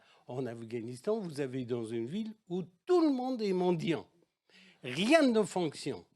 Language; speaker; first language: French; non-native, fluent; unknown